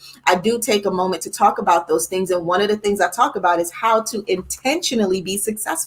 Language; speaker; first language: English; native; English